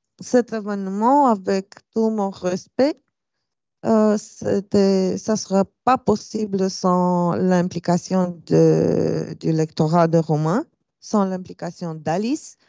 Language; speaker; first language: French; non-native, fluent; Romanian